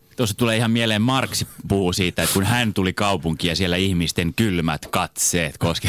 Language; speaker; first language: Finnish; native; Finnish